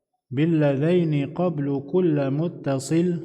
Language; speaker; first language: Arabic; non-native, fluent; Indonesian